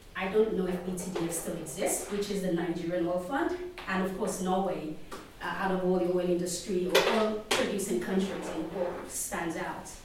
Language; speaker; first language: English; non-native, local second language; Yoruba